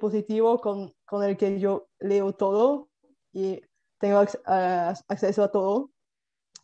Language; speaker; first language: Spanish; non-native, fluent; Bulgarian